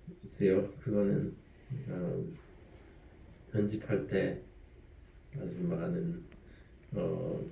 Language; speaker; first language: Korean; early bilingual, heritage; French